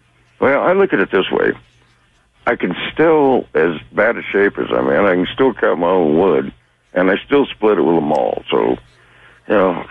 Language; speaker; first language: English; native; English